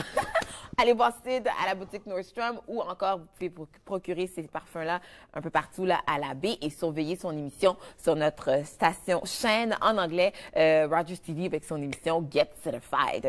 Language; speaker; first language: French; native; French